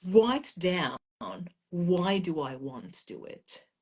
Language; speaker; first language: English; non-native, fluent; Persian